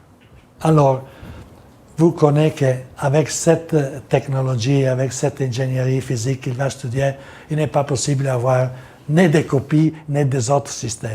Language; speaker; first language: French; non-native, learner; Italian